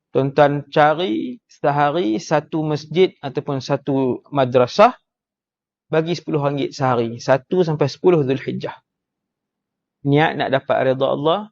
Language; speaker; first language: Malay; native; Malay